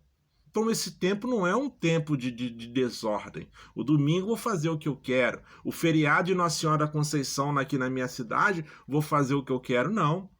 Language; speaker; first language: Portuguese; native; Portuguese